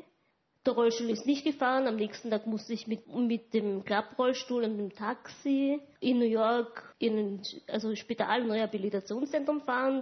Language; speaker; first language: German; native; German